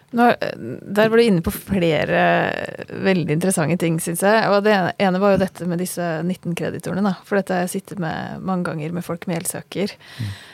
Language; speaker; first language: Norwegian; native; Norwegian